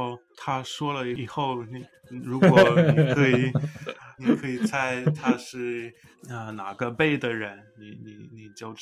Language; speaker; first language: Chinese; early bilingual, heritage; Chinese